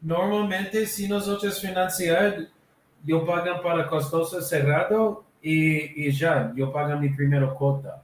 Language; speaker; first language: Spanish; non-native, learner; English